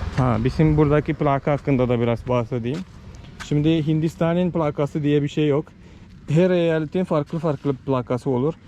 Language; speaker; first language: Turkish; non-native, fluent; Malayalam